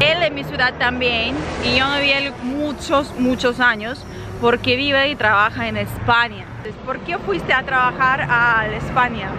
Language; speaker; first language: Spanish; non-native, fluent; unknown